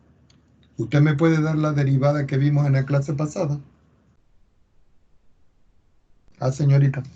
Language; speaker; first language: Spanish; native; Spanish